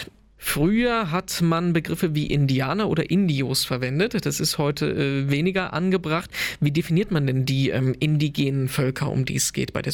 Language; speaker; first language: German; native; German